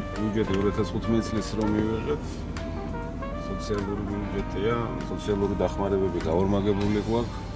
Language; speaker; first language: Georgian; native; Georgian